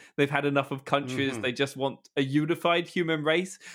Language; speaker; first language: English; native; English